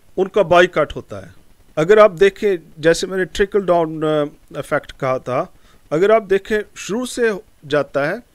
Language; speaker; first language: Hindi; non-native, local second language; Punjabi